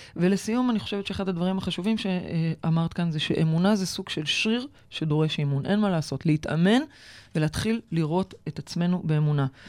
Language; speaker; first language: Hebrew; native; Hebrew